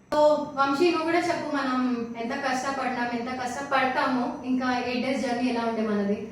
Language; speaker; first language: Telugu; non-native, learner; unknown